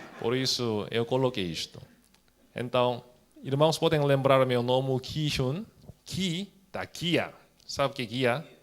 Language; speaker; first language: Portuguese; non-native, fluent; Korean